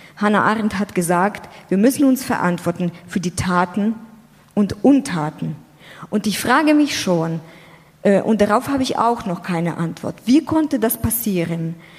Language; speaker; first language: German; non-native, fluent; Ukrainian